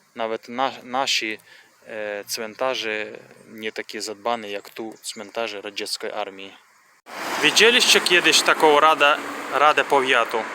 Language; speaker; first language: Polish; non-native, fluent; Ukrainian